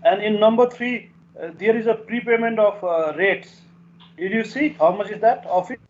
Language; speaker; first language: English; non-native, local second language; Nepali